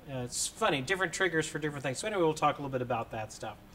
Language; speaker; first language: English; native; English